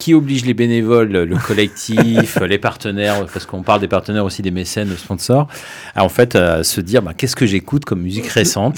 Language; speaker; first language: French; native; French